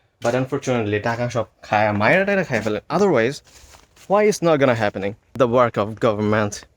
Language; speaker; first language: English; non-native, local second language; Bangla